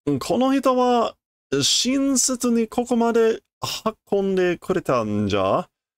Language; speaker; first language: Japanese; non-native, learner; English